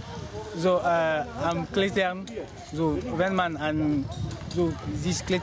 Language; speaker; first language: German; non-native, learner; French